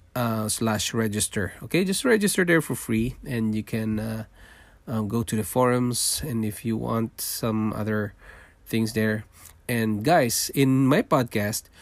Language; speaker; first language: English; non-native, local second language; Filipino